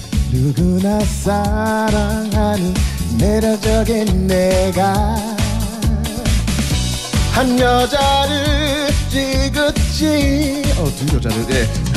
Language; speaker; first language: Korean; non-native, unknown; English